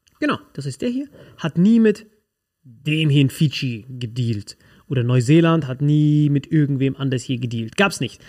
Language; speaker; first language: German; non-native, fluent; Spanish